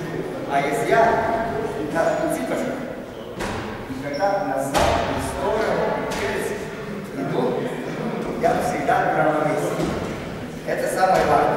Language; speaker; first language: Russian; non-native, learner; Serbian